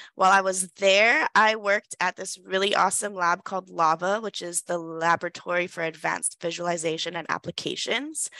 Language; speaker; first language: English; native; English